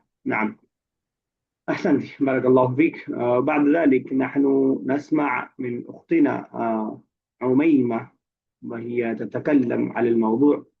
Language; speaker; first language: Arabic; non-native, fluent; Urdu